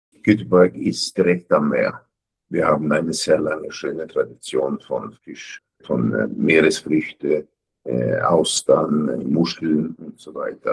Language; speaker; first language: German; early bilingual, heritage; German